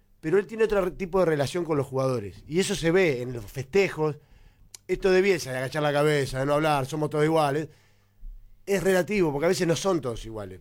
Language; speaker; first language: Spanish; native; Spanish